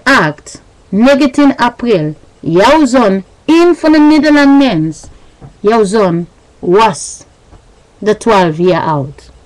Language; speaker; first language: Dutch; non-native, learner; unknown